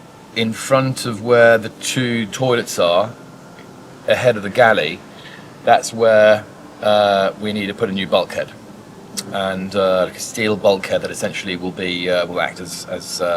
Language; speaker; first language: English; native; English